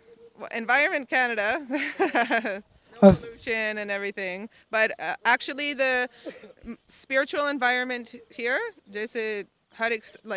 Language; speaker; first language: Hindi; non-native, learner; English